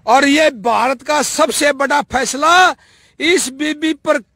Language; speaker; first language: Hindi; native; Hindi